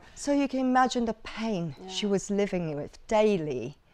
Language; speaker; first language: English; early bilingual, other home language; Cantonese